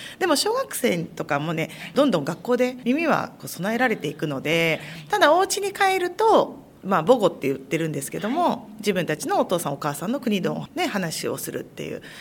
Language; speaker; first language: Japanese; native; Japanese